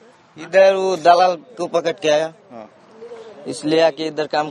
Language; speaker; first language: Hindi; non-native, learner; Bangla